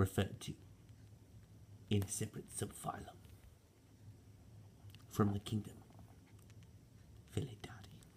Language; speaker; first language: English; native; English